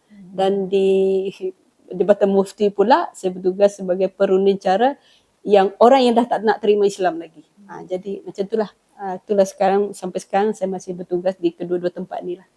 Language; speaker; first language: Malay; non-native, local second language; Iban